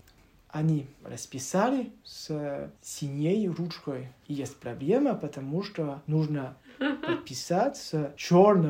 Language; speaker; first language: Russian; non-native, learner; French